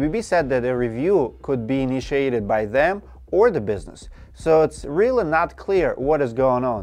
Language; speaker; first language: English; non-native, fluent; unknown